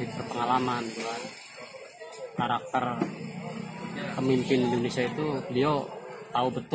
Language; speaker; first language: Indonesian; non-native, local second language; Javanese